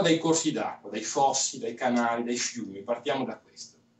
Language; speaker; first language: Italian; native; Italian